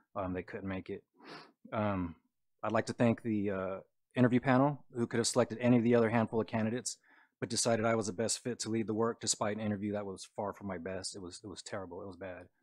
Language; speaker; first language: English; native; English